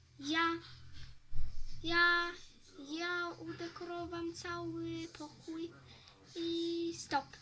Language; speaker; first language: Polish; early bilingual, heritage; Polish